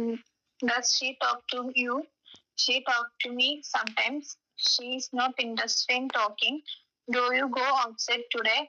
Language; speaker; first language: English; non-native, learner; Malayalam